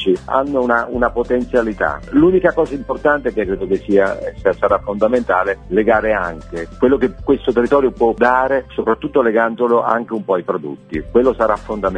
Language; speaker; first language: Italian; native; Italian